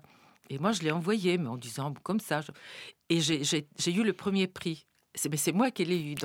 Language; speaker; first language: French; non-native, fluent; Bulgarian